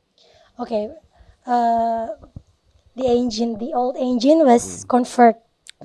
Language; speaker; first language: English; non-native, learner; Indonesian